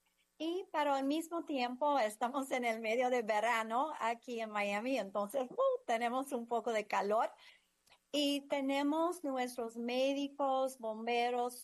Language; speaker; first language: Spanish; non-native, fluent; English